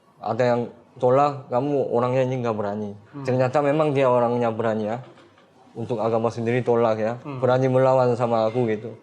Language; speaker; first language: Indonesian; non-native, fluent; Korean